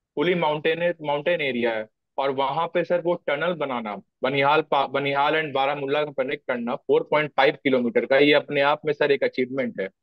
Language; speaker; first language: Hindi; native; Hindi